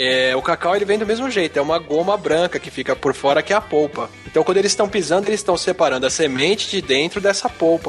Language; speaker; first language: Portuguese; native; Portuguese